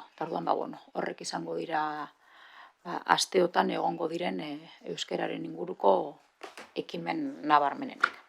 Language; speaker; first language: Basque; native; Basque